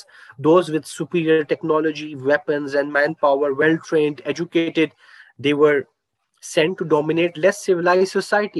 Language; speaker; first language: English; non-native, local second language; Urdu